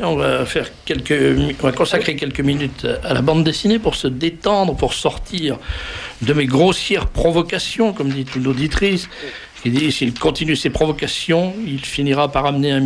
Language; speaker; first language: French; native; French